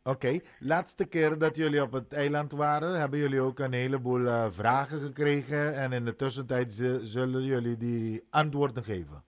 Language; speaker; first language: Dutch; non-native, local second language; Papiamento